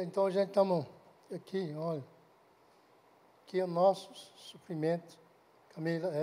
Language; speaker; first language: Portuguese; non-native, local second language; Guarani